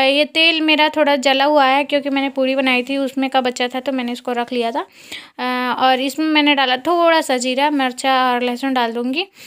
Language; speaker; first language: Hindi; non-native, local second language; Bhojpuri